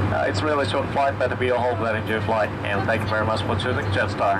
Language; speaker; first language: English; non-native, fluent; Japanese